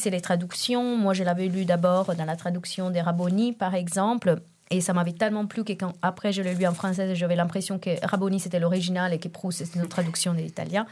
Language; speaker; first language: French; non-native, fluent; Italian